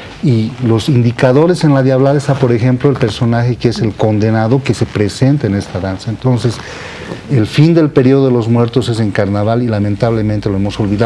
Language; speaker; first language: Spanish; native; Spanish